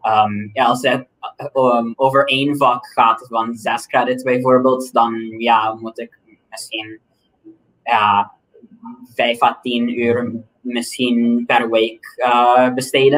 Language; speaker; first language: Dutch; non-native, local second language; Papiamento